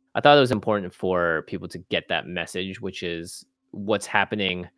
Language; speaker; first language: English; native; English